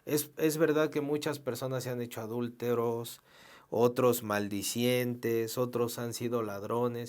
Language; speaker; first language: Spanish; native; Spanish